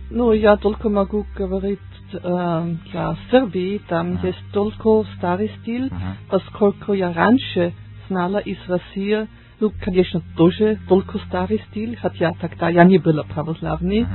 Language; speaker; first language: Russian; non-native, learner; German